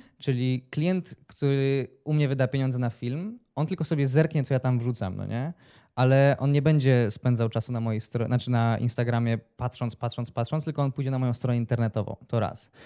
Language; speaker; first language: Polish; native; Polish